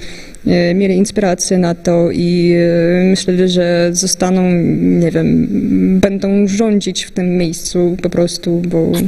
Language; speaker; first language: Polish; non-native, fluent; Russian